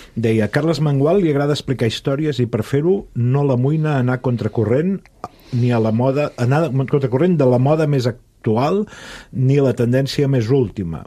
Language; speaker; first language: Catalan; native; Catalan